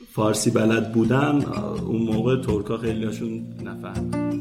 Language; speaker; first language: Persian; non-native, local second language; Azerbaijani